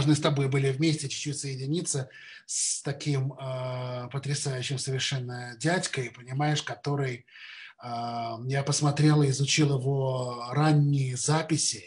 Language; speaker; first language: Russian; native; Russian